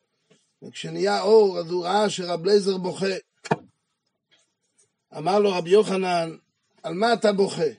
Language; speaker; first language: Hebrew; non-native, fluent; French